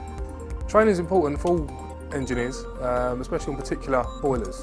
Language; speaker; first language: English; native; English